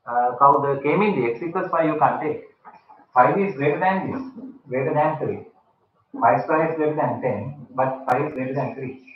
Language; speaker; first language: English; non-native, local second language; Sinhala